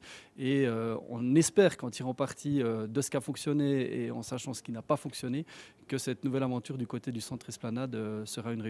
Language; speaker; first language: French; native; French